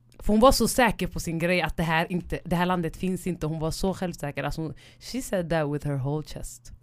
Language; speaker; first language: Swedish; early bilingual, other home language; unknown